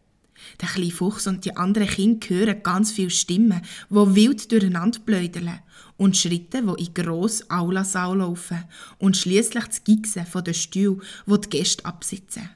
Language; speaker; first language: German; native; German